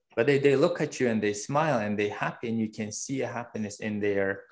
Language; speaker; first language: English; non-native, fluent; Uzbek